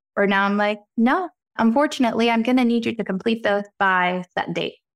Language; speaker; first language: English; native; English